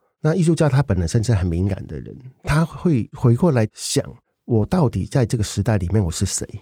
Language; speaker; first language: Chinese; non-native, local second language; Cantonese